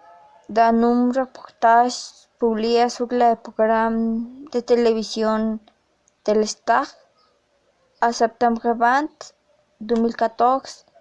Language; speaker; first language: French; non-native, learner; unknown